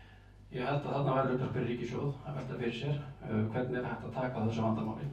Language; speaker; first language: Icelandic; native; Icelandic